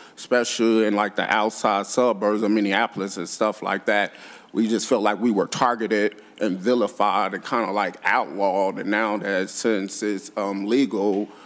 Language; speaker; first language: English; native; English